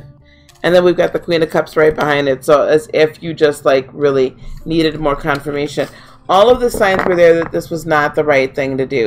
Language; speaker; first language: English; native; English